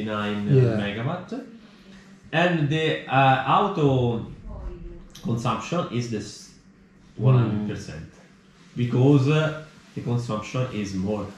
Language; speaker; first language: English; non-native, learner; Italian